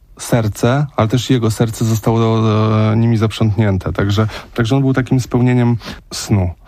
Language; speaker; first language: Polish; native; Polish